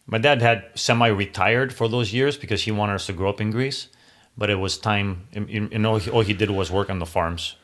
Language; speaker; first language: English; early bilingual, other home language; Greek